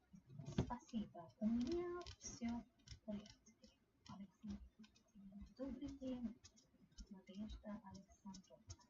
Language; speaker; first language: Russian; non-native, learner; English